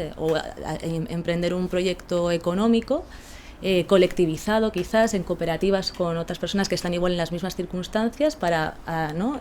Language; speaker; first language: Spanish; native; Spanish